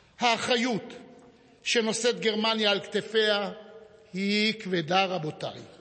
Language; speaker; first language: Hebrew; native; Hebrew